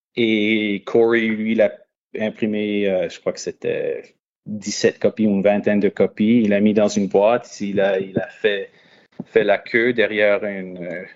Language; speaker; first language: French; native; French